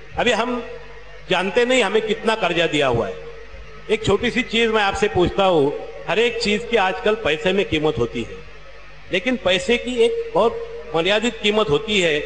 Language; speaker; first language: Hindi; non-native, local second language; Marathi